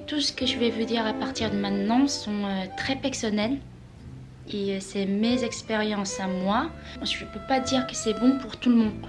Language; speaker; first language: French; non-native, fluent; Korean